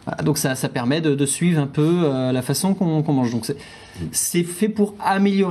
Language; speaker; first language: French; native; French